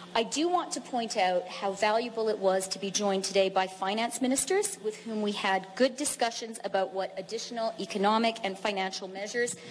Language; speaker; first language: English; native; English